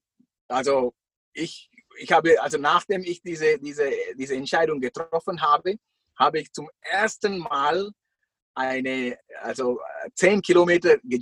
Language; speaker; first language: German; non-native, fluent; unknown